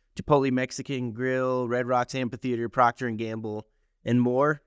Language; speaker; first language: English; native; English